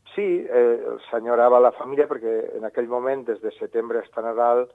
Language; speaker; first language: Catalan; native; Catalan